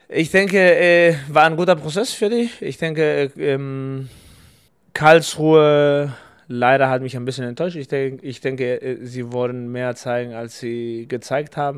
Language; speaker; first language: German; non-native, fluent; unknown